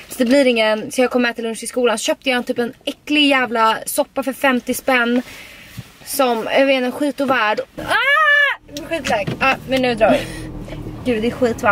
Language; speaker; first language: Swedish; native; Swedish